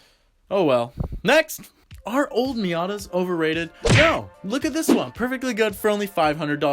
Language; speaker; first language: English; native; English